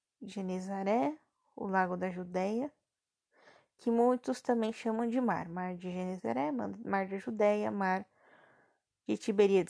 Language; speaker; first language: Portuguese; native; Portuguese